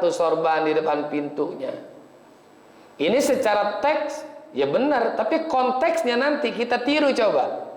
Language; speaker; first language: Indonesian; native; Indonesian